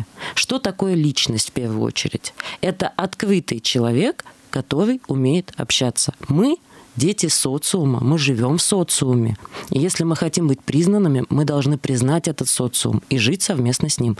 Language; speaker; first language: Russian; native; Russian